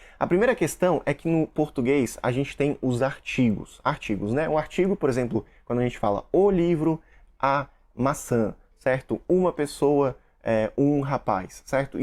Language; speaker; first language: Portuguese; early bilingual, other home language; Russian